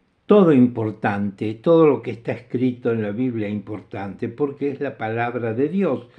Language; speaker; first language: Spanish; non-native, fluent; Italian